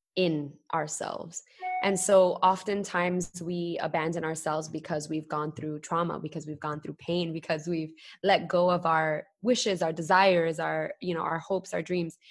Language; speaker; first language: English; native; English